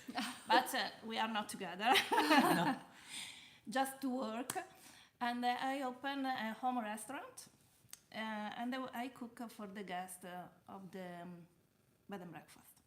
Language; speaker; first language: English; non-native, learner; Italian